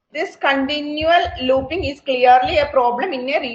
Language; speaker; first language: English; non-native, local second language; Malayalam